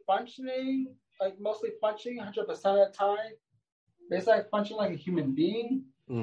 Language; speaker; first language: English; native; English